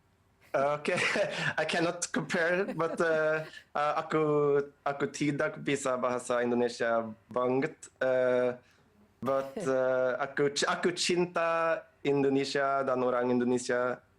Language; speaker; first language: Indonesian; non-native, learner; Norwegian